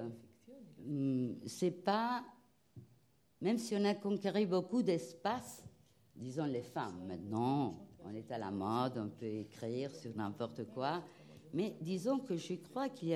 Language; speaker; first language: French; non-native, fluent; Spanish